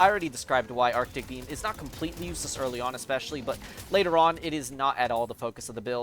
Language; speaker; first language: English; native; English